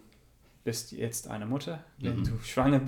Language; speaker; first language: German; non-native, learner; English